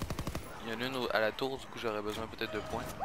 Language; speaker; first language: French; native; French